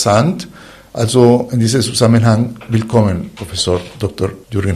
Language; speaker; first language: German; non-native, fluent; Spanish